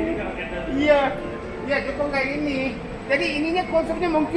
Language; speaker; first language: Indonesian; early bilingual, other home language; Japanese